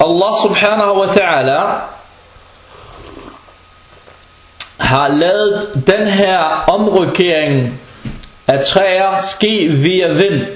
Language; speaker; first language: Danish; non-native, fluent; Arabic